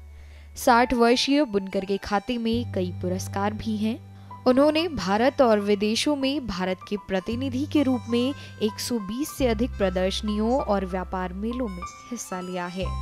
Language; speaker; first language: Hindi; native; Hindi